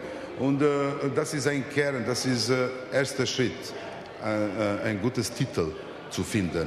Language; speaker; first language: German; non-native, fluent; Serbian